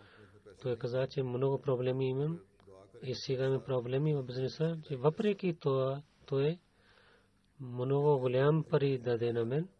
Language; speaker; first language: Bulgarian; non-native, fluent; Urdu